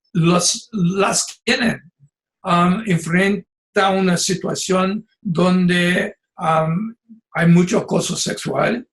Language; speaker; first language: Spanish; non-native, fluent; English